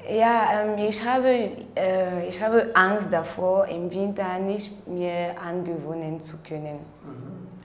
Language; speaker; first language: German; non-native, learner; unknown